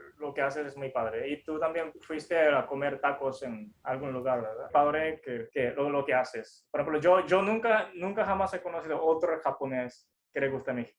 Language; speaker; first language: Spanish; non-native, fluent; Japanese